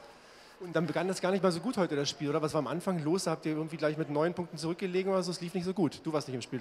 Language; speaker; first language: German; native; German